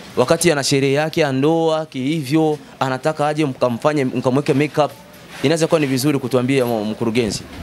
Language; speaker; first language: Swahili; native; Swahili